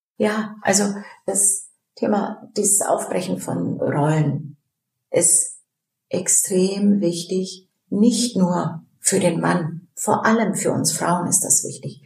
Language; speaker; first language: German; early bilingual, other home language; Turkish